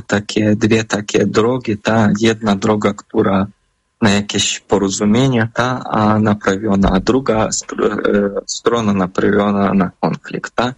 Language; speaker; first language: Polish; non-native, fluent; Ukrainian